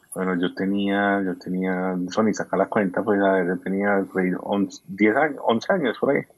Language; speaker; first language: Spanish; native; Spanish